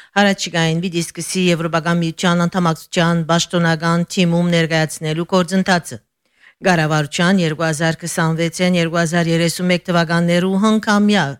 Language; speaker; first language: Armenian; early bilingual, heritage; Armenian